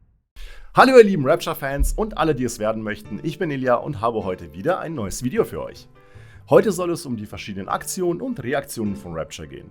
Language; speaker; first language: German; native; German